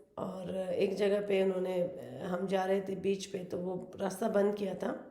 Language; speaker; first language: Urdu; non-native, fluent; Persian